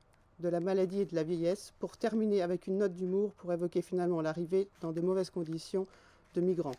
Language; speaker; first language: French; native; French